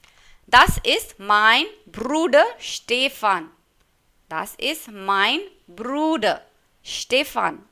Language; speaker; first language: German; non-native, fluent; Hindi